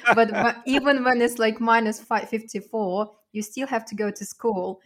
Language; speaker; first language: English; non-native, fluent; Russian